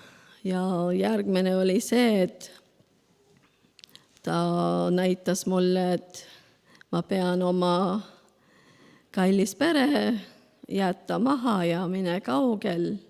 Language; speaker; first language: Estonian; non-native, learner; Spanish